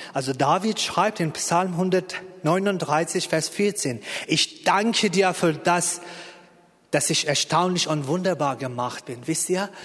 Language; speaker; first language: German; non-native, fluent; Persian